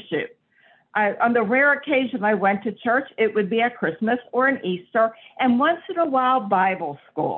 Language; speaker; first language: English; native; English